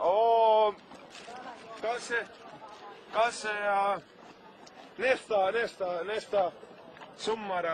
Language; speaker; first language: Swedish; non-native, learner; Finnish